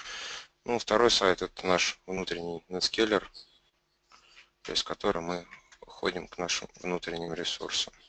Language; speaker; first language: Russian; native; Russian